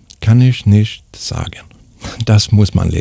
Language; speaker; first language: German; non-native, learner; Swedish